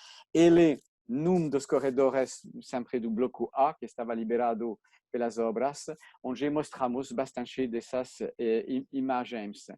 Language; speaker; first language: Portuguese; non-native, fluent; French